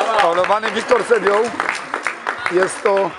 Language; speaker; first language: Polish; native; Polish